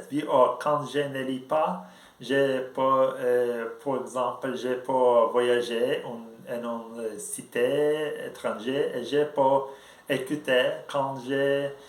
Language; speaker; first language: French; non-native, learner; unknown